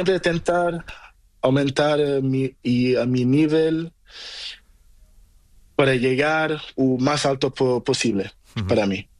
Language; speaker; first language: Spanish; non-native, learner; Portuguese